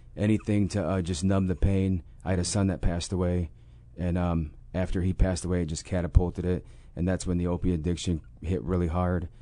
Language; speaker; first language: English; native; English